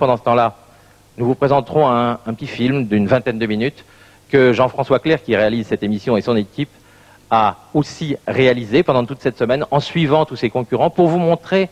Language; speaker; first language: French; native; French